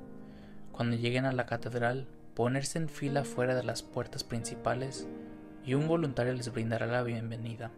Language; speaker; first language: Spanish; native; Spanish